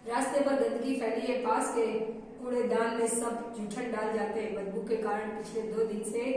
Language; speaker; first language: Hindi; non-native, local second language; Gujarati